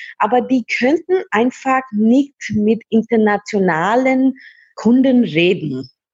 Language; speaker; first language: German; non-native, learner; Hindi